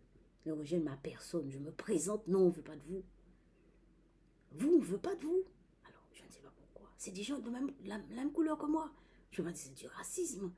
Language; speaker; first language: French; native; French